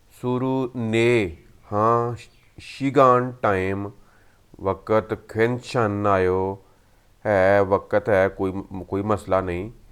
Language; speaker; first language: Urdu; non-native, local second language; Punjabi